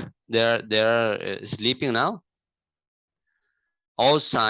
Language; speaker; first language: English; non-native, learner; Portuguese